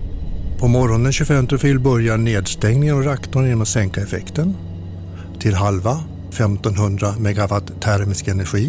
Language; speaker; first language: Swedish; native; Swedish